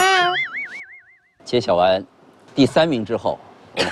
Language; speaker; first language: Chinese; native; Chinese